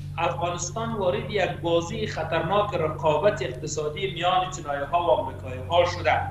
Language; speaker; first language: Persian; native; Persian